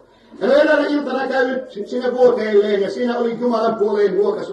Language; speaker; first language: Finnish; native; Finnish